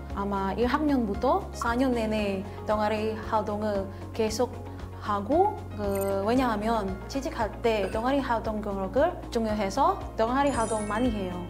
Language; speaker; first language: Korean; non-native, fluent; Indonesian